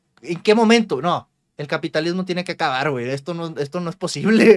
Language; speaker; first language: Spanish; native; Spanish